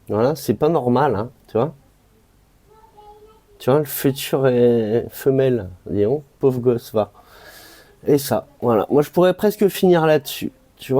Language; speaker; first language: French; native; French